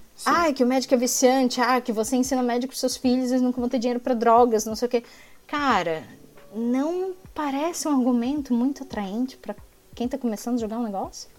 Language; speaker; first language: Portuguese; native; Portuguese